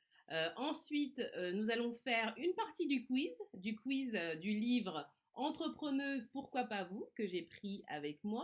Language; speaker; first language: French; native; French